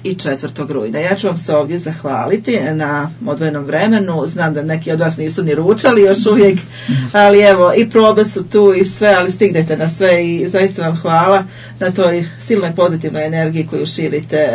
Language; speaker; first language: Serbian; native; Serbian